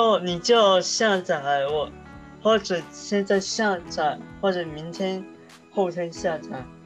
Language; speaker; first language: Chinese; early bilingual, heritage; Chinese